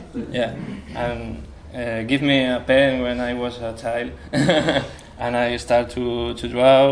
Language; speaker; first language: English; non-native, learner; Spanish